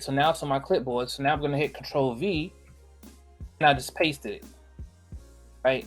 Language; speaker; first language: English; native; English